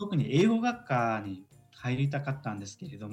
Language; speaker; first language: Japanese; non-native, fluent; Uzbek